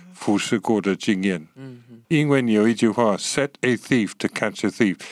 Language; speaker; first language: Chinese; non-native, fluent; English